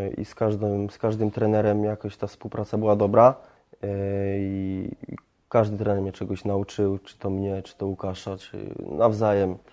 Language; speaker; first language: Polish; early bilingual, heritage; French